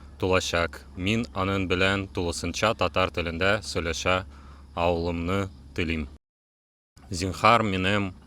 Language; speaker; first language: Tatar; non-native, local second language; Russian